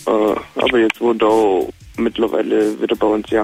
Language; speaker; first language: German; native; German